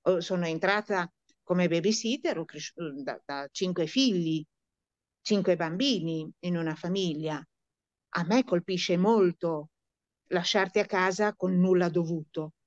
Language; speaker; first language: Italian; non-native, fluent; Romanian